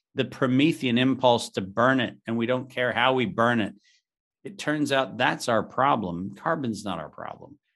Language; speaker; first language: English; native; English